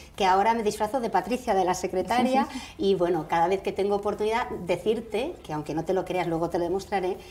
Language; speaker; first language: Spanish; native; Spanish